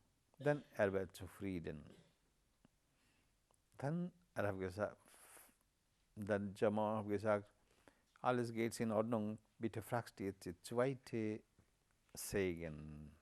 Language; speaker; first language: German; non-native, learner; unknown